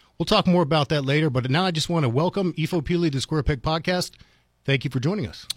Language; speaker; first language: English; native; English